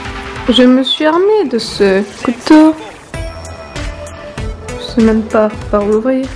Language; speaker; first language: French; native; French